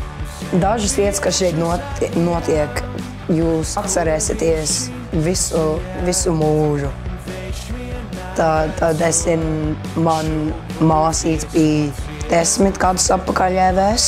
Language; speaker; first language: Latvian; early bilingual, heritage; Latvian